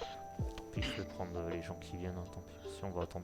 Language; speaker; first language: French; native; French